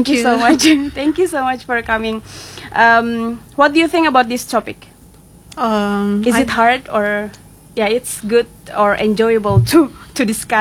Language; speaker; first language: English; non-native, fluent; Indonesian